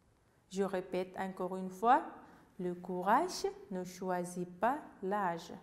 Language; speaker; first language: French; non-native, fluent; Uzbek